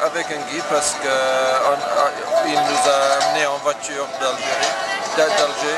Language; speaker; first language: French; non-native, fluent; English